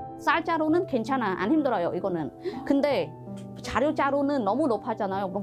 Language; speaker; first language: Korean; non-native, learner; Khmer